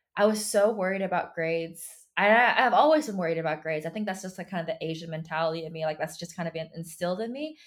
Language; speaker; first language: English; early bilingual, other home language; Chinese